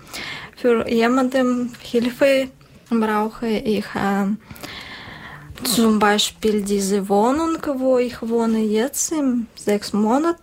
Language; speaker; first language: German; non-native, learner; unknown